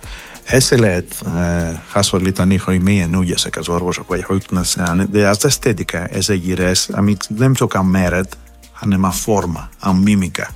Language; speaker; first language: Hungarian; non-native, fluent; Greek